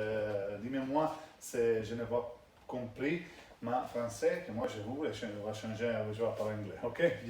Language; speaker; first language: French; non-native, learner; Italian